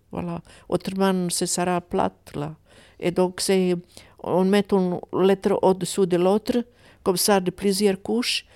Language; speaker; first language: French; non-native, fluent; Croatian